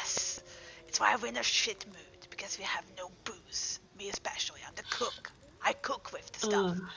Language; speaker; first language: English; native; English